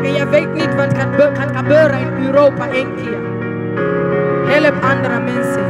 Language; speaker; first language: Dutch; non-native, learner; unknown